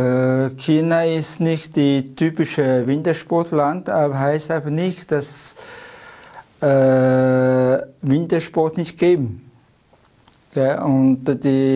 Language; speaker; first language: German; non-native, learner; Chinese